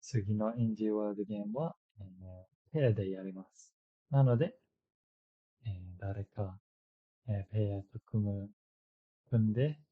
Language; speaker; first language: Japanese; non-native, fluent; English